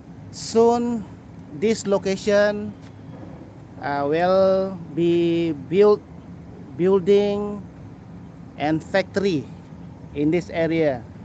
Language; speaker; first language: English; non-native, local second language; Malay